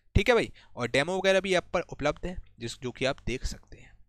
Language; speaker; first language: Hindi; native; Hindi